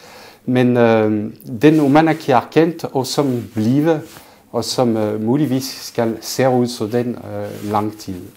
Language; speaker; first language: Danish; non-native, local second language; Kalaallisut